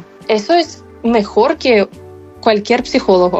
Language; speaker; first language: Spanish; non-native, fluent; Ukrainian